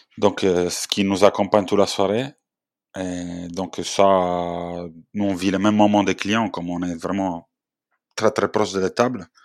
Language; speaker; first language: French; non-native, fluent; Italian